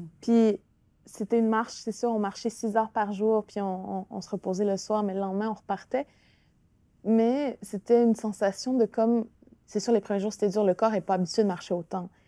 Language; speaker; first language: French; non-native, local second language; Innu-aimun